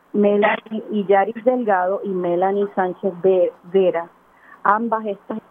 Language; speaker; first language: Spanish; native; Spanish